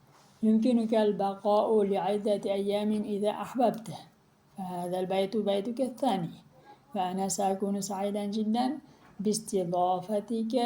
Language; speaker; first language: Arabic; non-native, fluent; Uzbek